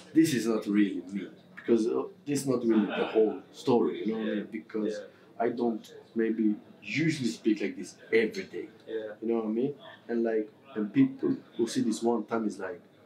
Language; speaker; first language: English; non-native, fluent; Swedish